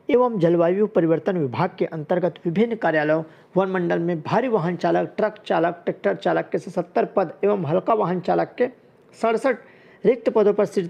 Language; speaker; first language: Hindi; native; Hindi